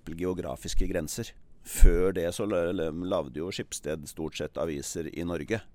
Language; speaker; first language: Norwegian; native; Norwegian